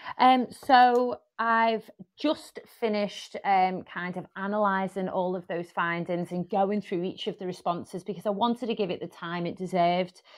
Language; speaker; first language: English; native; English